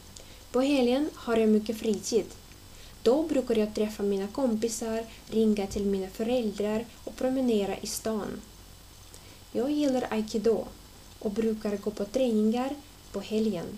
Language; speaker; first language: Swedish; non-native, fluent; Russian